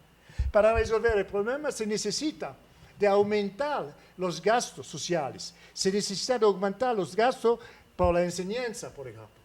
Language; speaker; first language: Spanish; non-native, fluent; French